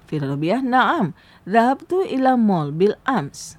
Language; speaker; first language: Arabic; non-native, fluent; Indonesian